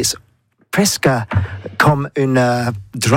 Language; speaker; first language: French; non-native, learner; English